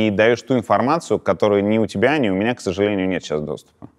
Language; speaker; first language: Russian; native; Russian